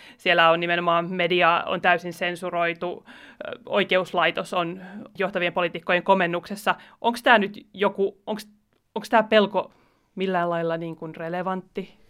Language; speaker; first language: Finnish; native; Finnish